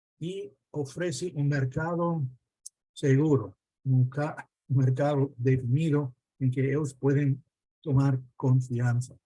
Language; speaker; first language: Spanish; non-native, fluent; English